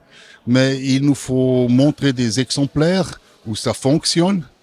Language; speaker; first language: French; non-native, local second language; German